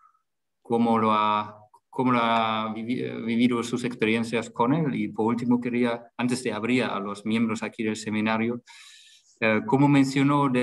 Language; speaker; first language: Spanish; non-native, fluent; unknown